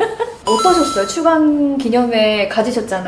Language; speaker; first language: Korean; native; Korean